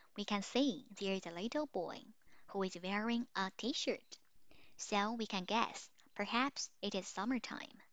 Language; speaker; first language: English; non-native, fluent; Chinese